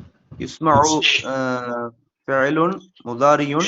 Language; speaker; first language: Arabic; non-native, learner; Tamil